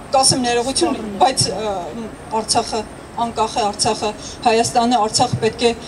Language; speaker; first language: Armenian; native; Armenian